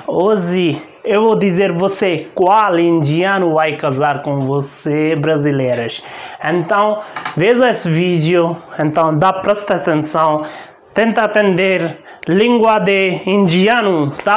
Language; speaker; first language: Portuguese; non-native, learner; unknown